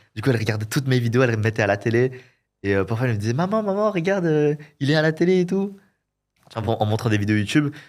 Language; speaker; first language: French; early bilingual, other home language; Vietnamese